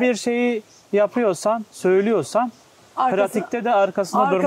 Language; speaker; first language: Turkish; native; Turkish